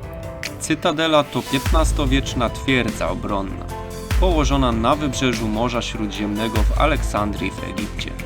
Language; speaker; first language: Polish; native; Polish